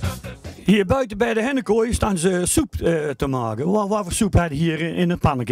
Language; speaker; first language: Dutch; native; Dutch